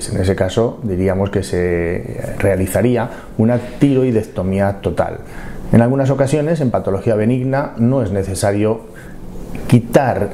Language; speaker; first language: Spanish; native; Spanish